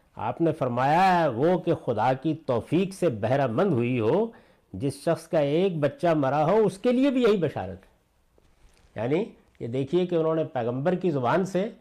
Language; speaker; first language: Urdu; non-native, local second language; Punjabi